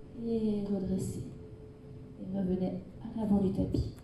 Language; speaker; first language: French; native; French